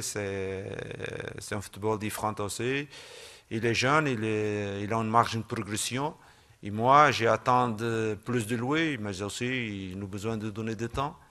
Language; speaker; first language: French; non-native, learner; Portuguese